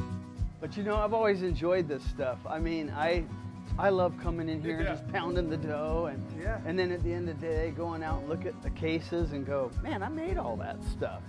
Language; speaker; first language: English; native; English